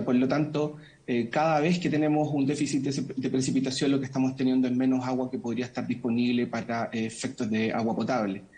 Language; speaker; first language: Spanish; native; Spanish